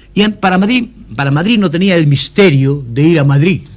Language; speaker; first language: Spanish; non-native, local second language; Galician